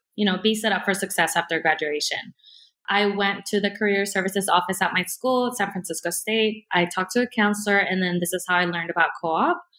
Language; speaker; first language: English; early bilingual, other home language; Spanish